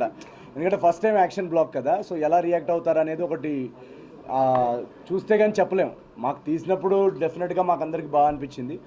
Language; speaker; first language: Telugu; native; Telugu